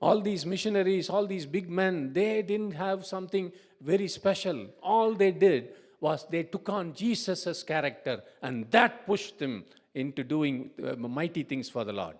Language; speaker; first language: English; non-native, local second language; Tamil